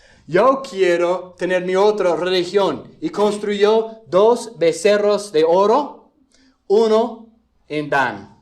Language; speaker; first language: Spanish; non-native, fluent; English